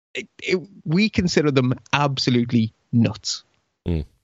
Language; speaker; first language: English; early bilingual, other home language; Dutch